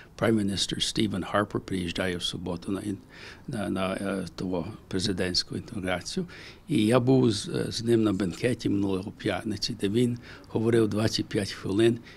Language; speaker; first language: Ukrainian; early bilingual, heritage; Ukrainian